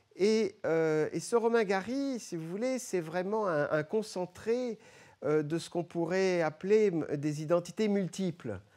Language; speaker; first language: French; early bilingual, other home language; Arabic